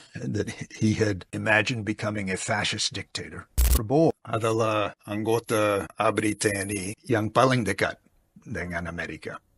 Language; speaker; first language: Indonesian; non-native, fluent; English